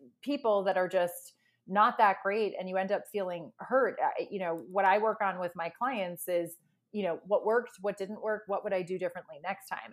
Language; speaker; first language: English; native; English